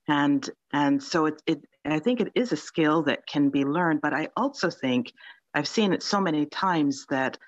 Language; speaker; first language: English; early bilingual, other home language; Finnish